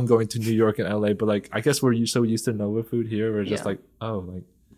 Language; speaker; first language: English; early bilingual, other home language; Vietnamese